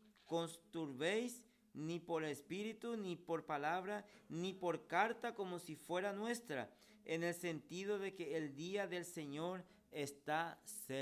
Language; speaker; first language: Spanish; native; Spanish